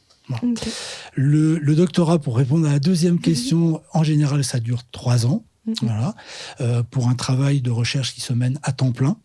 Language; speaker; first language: French; native; French